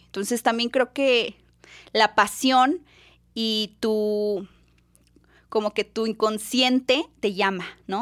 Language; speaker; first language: Spanish; native; Spanish